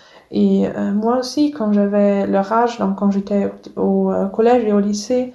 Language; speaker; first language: French; non-native, fluent; German